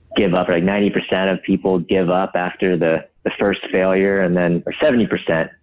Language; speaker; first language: English; native; English